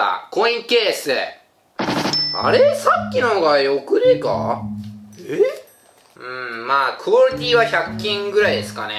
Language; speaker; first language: Japanese; native; Japanese